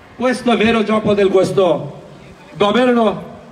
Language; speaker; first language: Italian; non-native, learner; Bangla